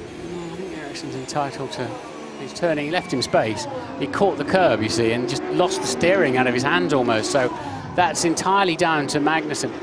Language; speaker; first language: English; native; English